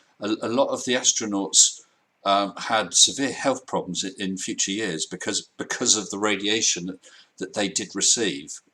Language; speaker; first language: English; native; English